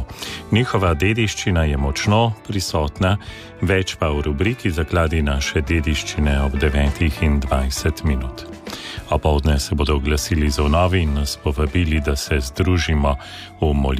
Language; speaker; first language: Slovenian; native; Slovenian